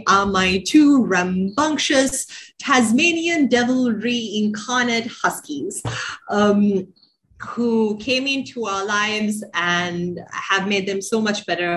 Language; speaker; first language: English; non-native, local second language; Sinhala